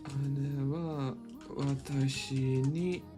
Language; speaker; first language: Japanese; non-native, learner; English